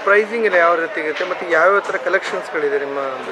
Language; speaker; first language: Kannada; native; Kannada